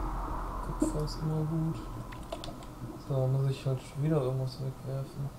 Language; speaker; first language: German; native; German